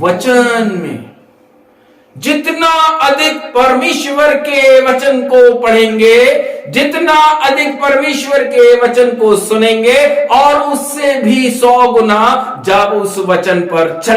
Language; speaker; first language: Hindi; native; Hindi